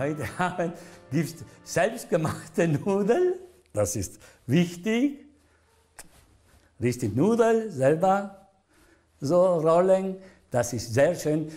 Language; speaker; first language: German; non-native, learner; Italian